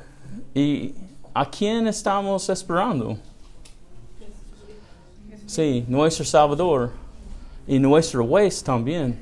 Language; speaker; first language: Spanish; non-native, learner; English